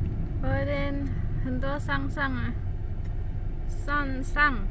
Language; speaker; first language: Chinese; non-native, learner; Indonesian